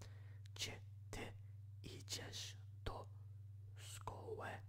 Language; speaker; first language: Polish; non-native, learner; English